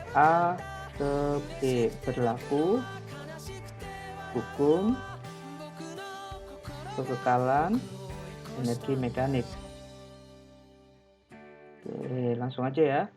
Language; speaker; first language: Indonesian; native; Indonesian